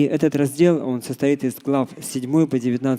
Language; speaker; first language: Russian; native; Russian